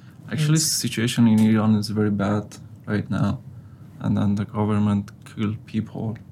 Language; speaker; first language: English; non-native, learner; Persian